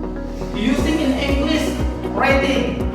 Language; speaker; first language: English; non-native, learner; Indonesian